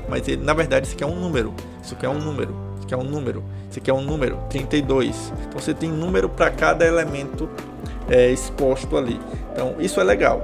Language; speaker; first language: Portuguese; native; Portuguese